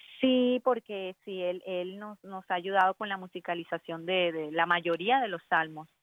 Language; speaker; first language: Spanish; native; Spanish